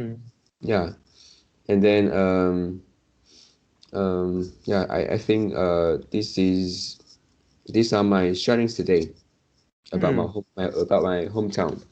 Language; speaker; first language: English; non-native, local second language; Chinese